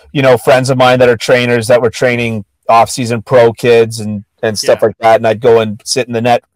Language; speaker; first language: English; native; English